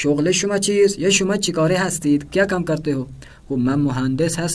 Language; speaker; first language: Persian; non-native, fluent; Urdu